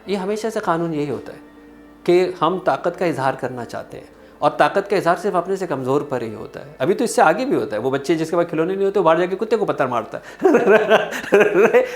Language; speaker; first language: Urdu; native; Urdu